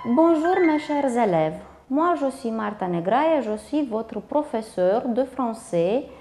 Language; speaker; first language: French; non-native, fluent; Romanian